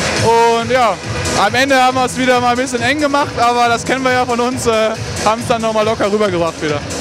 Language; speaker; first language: German; native; German